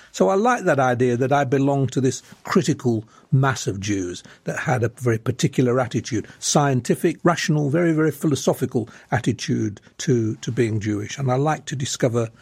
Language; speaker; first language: English; early bilingual, other home language; Lithuanian